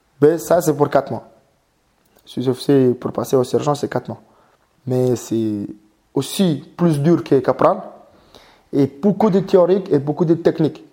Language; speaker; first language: French; non-native, learner; Mongolian